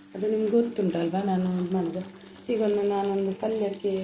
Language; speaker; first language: Kannada; non-native, local second language; Tulu